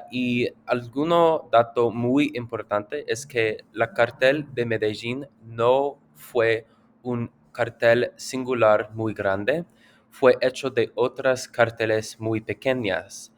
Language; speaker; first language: Spanish; non-native, learner; English